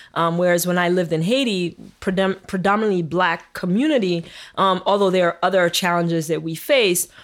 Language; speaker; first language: English; early bilingual, other home language; Haitian Creole